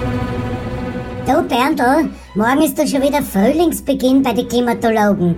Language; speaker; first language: German; native; German